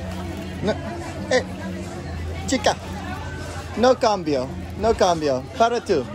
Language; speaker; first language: Spanish; non-native, learner; English